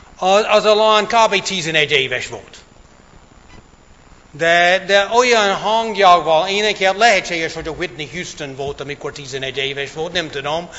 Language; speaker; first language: Hungarian; non-native, fluent; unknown